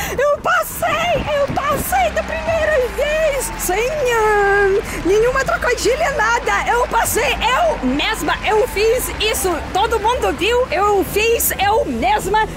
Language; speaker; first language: Portuguese; non-native, fluent; Russian